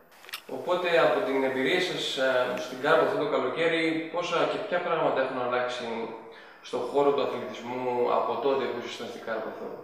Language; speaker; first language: Greek; native; Greek